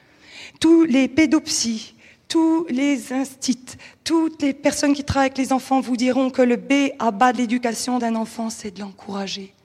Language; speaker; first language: French; native; French